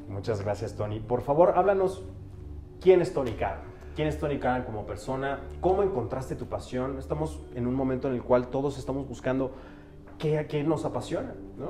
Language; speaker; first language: Spanish; native; Spanish